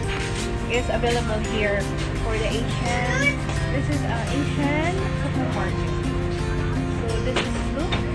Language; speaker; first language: English; non-native, learner; Cebuano